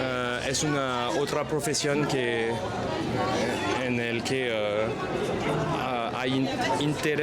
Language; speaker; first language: Spanish; non-native, learner; French